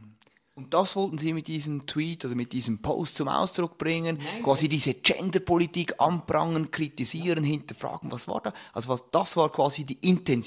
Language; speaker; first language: German; native; German